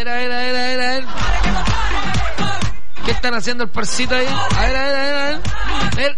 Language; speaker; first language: Spanish; native; Spanish